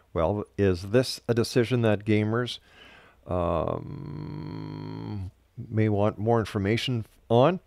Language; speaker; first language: English; native; English